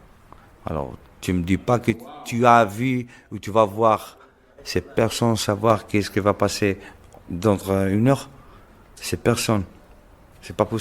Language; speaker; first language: French; non-native, local second language; Arabic